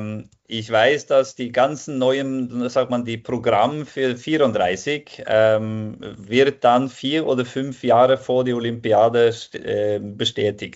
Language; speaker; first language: German; non-native, fluent; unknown